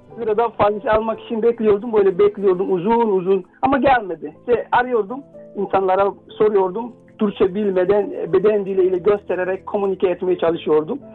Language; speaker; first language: Turkish; non-native, fluent; Indonesian